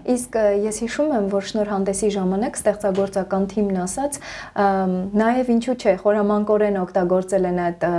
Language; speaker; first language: Armenian; native; Armenian